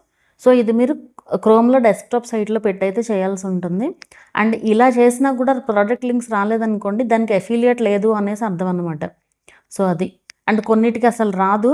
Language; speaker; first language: Telugu; native; Telugu